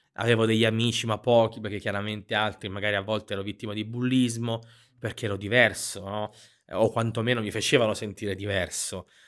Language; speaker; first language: Italian; native; Italian